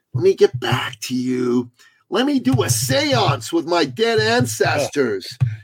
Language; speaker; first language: English; early bilingual, other home language; Persian